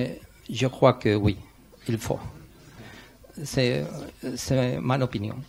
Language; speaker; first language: French; non-native, learner; Spanish